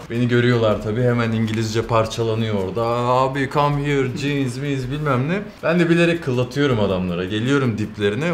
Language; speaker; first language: Turkish; early bilingual, heritage; Turkish